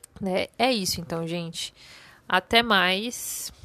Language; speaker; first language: Portuguese; native; Portuguese